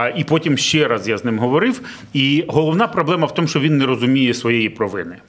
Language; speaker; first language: Ukrainian; non-native, local second language; Russian